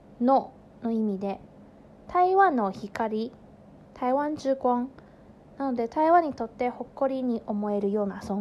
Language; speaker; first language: Japanese; non-native, fluent; Chinese